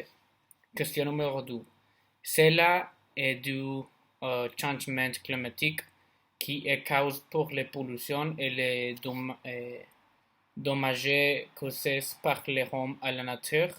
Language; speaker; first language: French; non-native, learner; Spanish